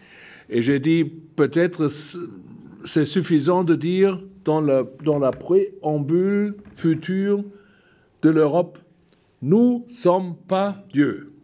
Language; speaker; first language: French; non-native, fluent; German